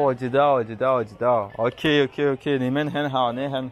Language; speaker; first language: Chinese; non-native, learner; Rundi